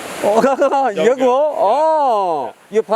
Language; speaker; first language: English; non-native, learner; Korean